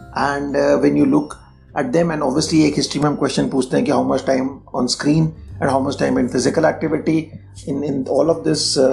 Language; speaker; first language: English; non-native, local second language; Hindi